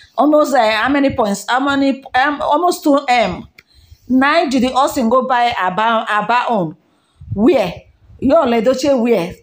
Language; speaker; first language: Nigerian Pidgin; non-native, local second language; Igbo